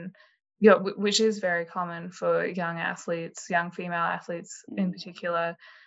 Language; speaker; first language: English; native; English